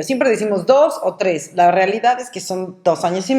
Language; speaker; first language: Spanish; native; Spanish